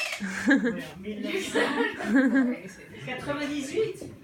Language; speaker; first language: French; non-native, fluent; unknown